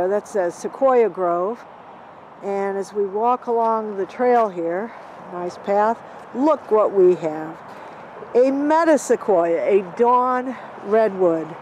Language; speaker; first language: English; native; English